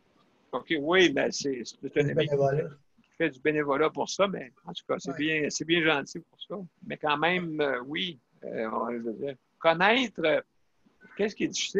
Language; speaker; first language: French; native; French